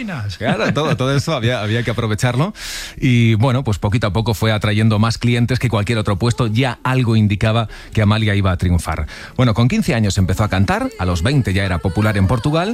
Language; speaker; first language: Spanish; native; Spanish